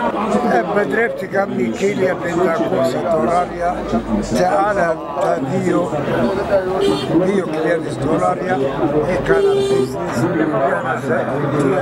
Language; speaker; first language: Greek; non-native, learner; Somali